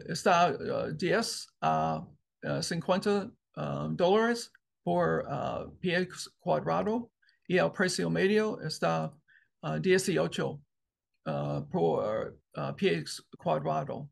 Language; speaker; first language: Spanish; non-native, learner; English